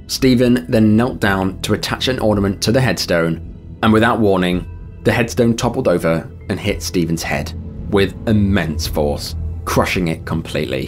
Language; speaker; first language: English; native; English